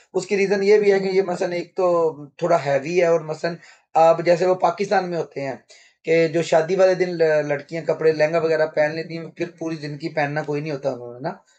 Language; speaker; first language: Urdu; non-native, local second language; Punjabi